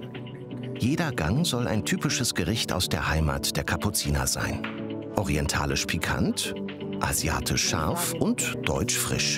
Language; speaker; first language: German; native; German